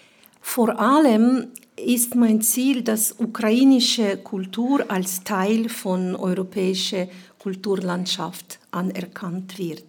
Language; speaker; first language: German; non-native, fluent; Ukrainian